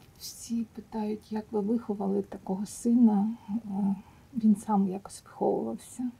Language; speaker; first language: Ukrainian; native; Ukrainian